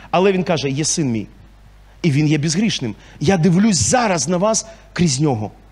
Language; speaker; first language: Ukrainian; non-native, local second language; Russian